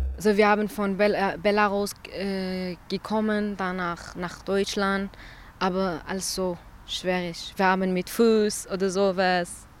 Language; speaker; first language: German; non-native, learner; Central Kurdish